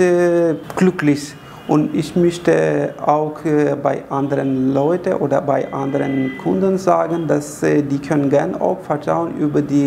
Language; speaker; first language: German; non-native, learner; Hindi